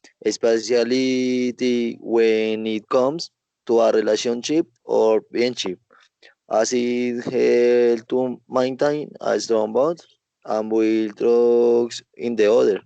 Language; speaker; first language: English; non-native, learner; Spanish